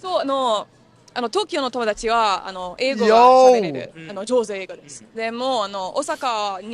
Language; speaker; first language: Japanese; non-native, learner; English